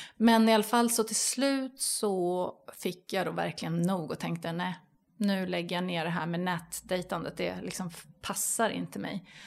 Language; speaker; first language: Swedish; native; Swedish